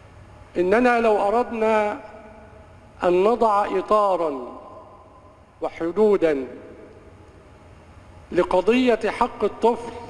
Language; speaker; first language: Arabic; native; Arabic